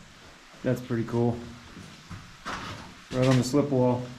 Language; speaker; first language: English; native; English